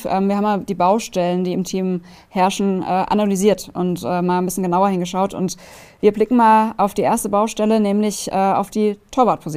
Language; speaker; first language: German; native; German